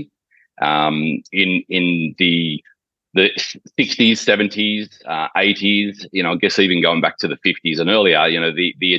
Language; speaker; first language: English; native; English